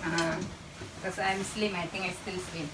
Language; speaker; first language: English; non-native, learner; Indonesian